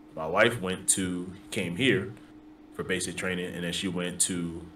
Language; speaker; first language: English; native; English